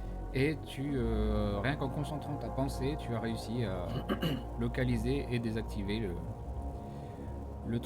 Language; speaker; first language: French; native; French